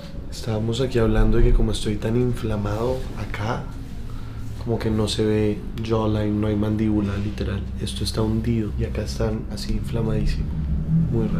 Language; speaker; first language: Spanish; native; Spanish